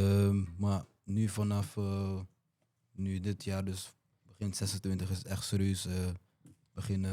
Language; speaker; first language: Dutch; early bilingual, other home language; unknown